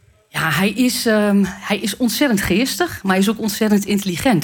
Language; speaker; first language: Dutch; native; Dutch